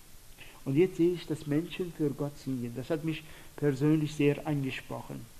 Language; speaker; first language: German; non-native, fluent; Persian